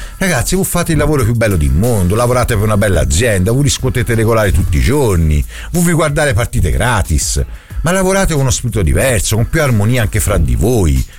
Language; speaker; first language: Italian; native; Italian